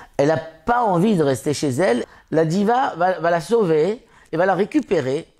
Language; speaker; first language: French; non-native, local second language; Arabic